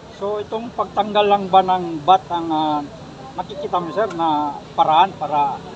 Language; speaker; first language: Filipino; native; Filipino